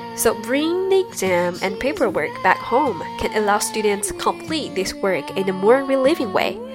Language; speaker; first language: English; non-native, fluent; Chinese